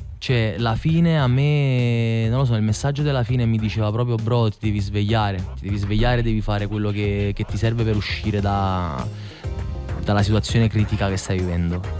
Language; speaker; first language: Italian; native; Italian